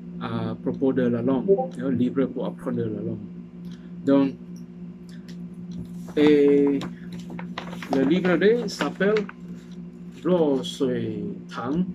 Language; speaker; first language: French; non-native, learner; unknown